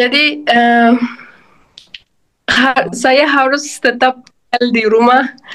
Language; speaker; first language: Indonesian; non-native, fluent; Uzbek